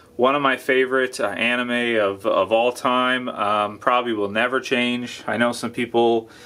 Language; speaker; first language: English; native; English